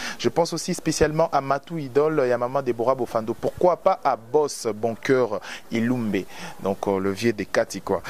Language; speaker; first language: French; non-native, local second language; Lingala